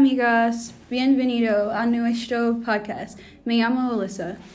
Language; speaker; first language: Spanish; non-native, learner; English